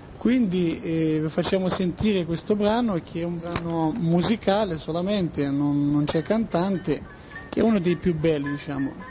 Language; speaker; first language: Italian; non-native, fluent; Greek